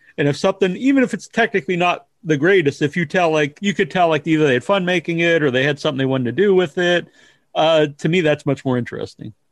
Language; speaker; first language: English; native; English